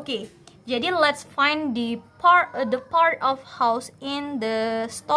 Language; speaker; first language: English; non-native, fluent; Indonesian